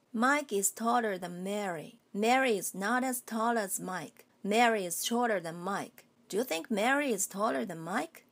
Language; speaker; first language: English; non-native, fluent; Japanese